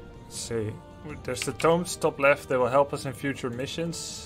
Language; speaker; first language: English; non-native, fluent; Dutch